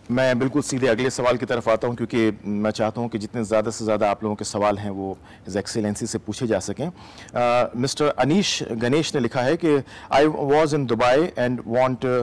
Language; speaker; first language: Hindi; native; Hindi